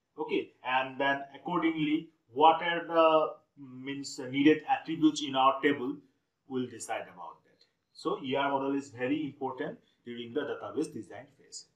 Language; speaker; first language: English; non-native, local second language; Assamese